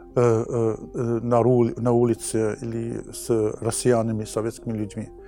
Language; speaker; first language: Russian; non-native, fluent; English